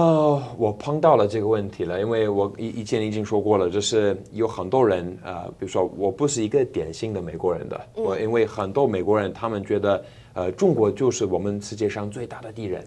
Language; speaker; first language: Chinese; non-native, fluent; English